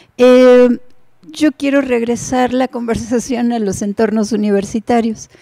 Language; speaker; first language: Spanish; native; Spanish